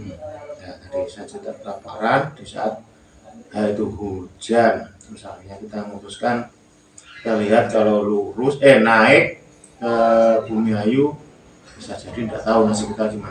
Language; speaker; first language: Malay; non-native, local second language; Javanese